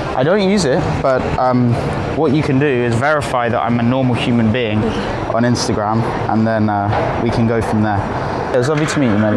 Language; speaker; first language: English; native; English